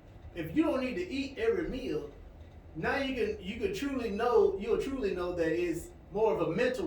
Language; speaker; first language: English; native; English